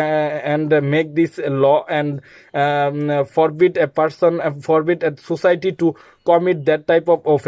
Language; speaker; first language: English; non-native, learner; Bangla